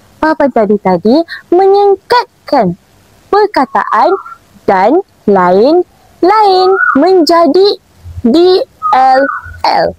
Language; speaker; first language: Malay; native; Malay